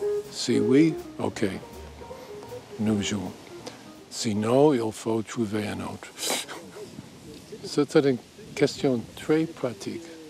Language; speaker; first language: French; non-native, fluent; English